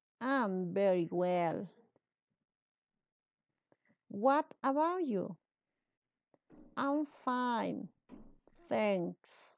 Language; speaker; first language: English; non-native, learner; Spanish